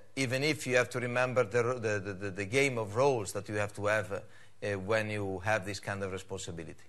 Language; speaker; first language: English; non-native, fluent; Italian